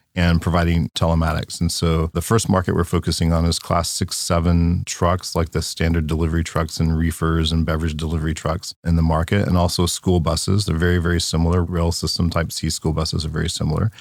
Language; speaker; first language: English; native; English